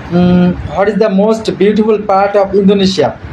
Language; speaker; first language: English; non-native, learner; Bangla